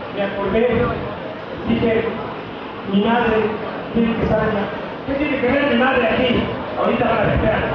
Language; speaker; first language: Spanish; native; Spanish